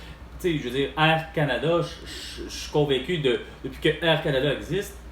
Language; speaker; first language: French; native; French